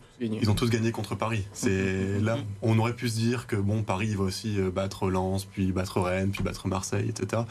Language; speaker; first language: French; native; French